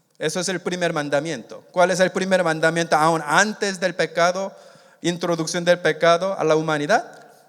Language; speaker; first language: Spanish; non-native, fluent; Korean